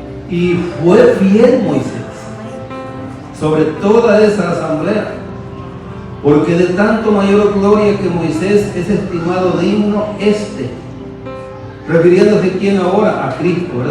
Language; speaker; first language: Spanish; native; Spanish